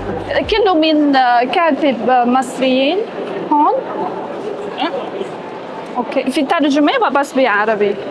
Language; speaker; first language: Arabic; non-native, fluent; Chinese